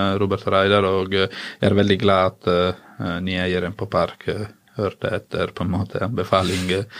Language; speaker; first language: Norwegian; non-native, fluent; Italian